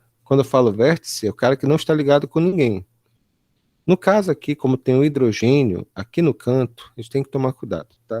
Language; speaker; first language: Portuguese; native; Portuguese